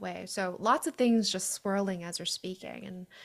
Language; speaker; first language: English; non-native, local second language; Cantonese